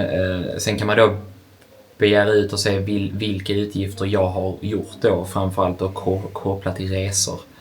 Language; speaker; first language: Swedish; native; Swedish